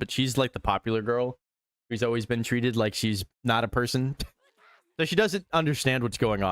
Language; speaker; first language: English; native; English